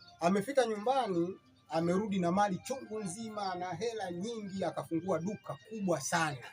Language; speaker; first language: Swahili; native; Swahili